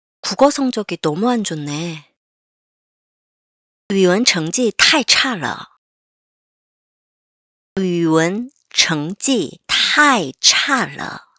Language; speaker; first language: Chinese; non-native, fluent; Korean